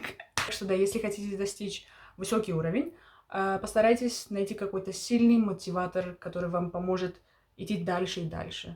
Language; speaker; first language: Russian; early bilingual, heritage; Russian